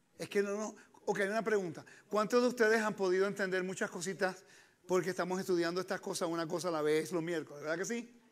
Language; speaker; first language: Spanish; early bilingual, heritage; Spanish